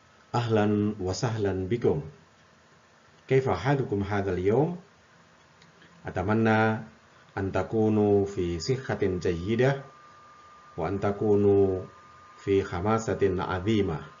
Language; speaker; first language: Arabic; non-native, fluent; Indonesian